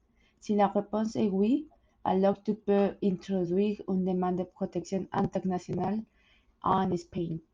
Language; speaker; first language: French; non-native, learner; Spanish